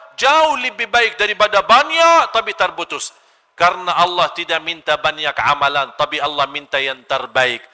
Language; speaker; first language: Malay; non-native, fluent; Arabic